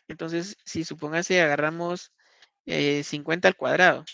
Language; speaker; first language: Spanish; native; Spanish